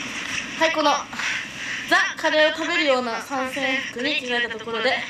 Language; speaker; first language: Japanese; native; Japanese